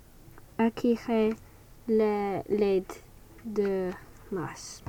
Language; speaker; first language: French; non-native, learner; English